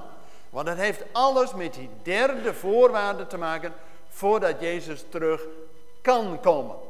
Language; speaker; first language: Dutch; native; Dutch